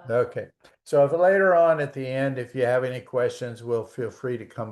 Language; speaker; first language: English; native; English